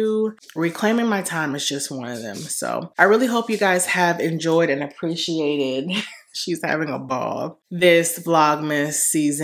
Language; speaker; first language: English; native; English